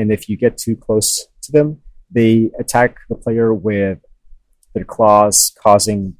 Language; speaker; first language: English; non-native, local second language; Filipino